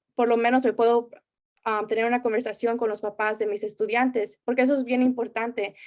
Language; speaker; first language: Spanish; early bilingual, heritage; Spanish